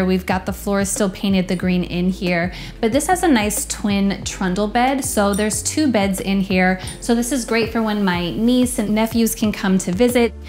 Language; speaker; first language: English; native; English